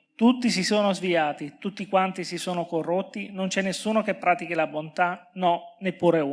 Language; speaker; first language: Italian; native; Italian